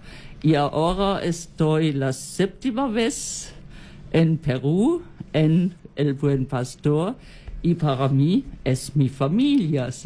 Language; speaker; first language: Spanish; non-native, learner; German